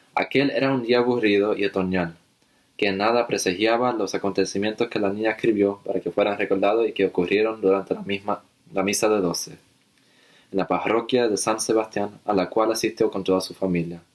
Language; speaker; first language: Spanish; early bilingual, heritage; Spanish